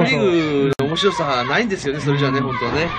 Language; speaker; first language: Japanese; native; Japanese